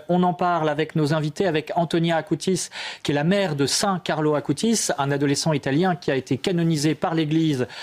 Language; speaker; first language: French; native; French